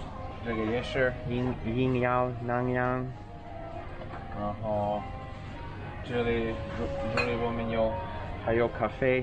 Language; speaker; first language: Chinese; non-native, learner; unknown